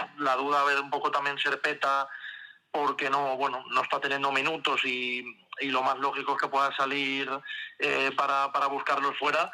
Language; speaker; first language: Spanish; native; Spanish